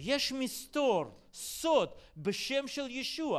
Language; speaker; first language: Hebrew; non-native, fluent; Russian